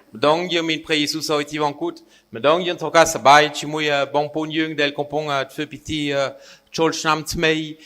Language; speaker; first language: Khmer; non-native, fluent; French